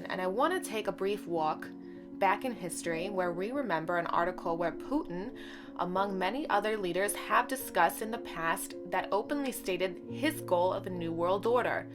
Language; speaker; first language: English; native; English